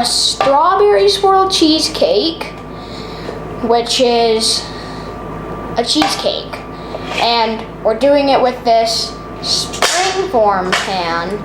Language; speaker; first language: English; native; English